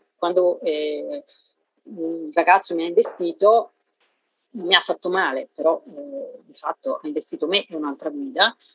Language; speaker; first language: Italian; native; Italian